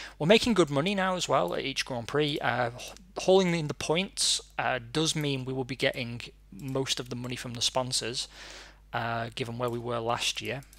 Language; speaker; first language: English; native; English